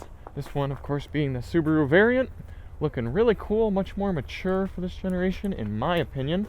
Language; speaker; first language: English; native; English